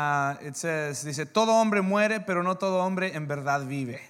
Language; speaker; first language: Spanish; early bilingual, heritage; English